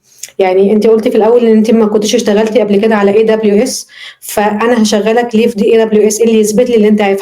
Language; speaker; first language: Arabic; native; Arabic